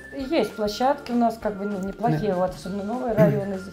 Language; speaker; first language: Russian; native; Russian